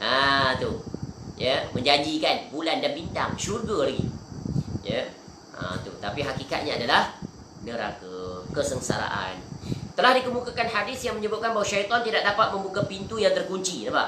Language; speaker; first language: Malay; native; Malay